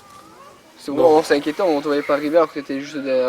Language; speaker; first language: French; native; French